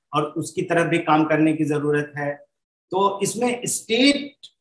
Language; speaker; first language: Hindi; native; Hindi